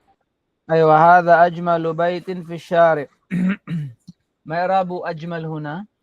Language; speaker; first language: Arabic; non-native, fluent; Filipino